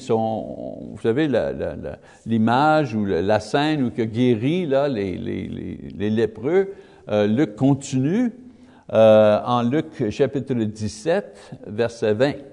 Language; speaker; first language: French; native; French